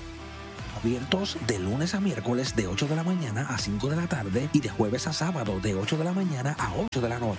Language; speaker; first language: Spanish; native; Spanish